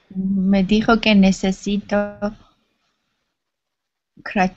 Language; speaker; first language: Spanish; non-native, learner; English